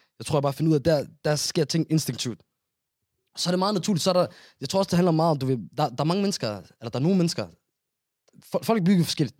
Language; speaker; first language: Danish; early bilingual, other home language; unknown